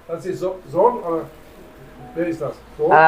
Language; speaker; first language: German; non-native, fluent; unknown